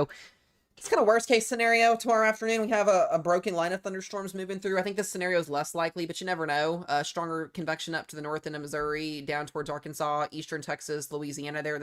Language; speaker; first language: English; native; English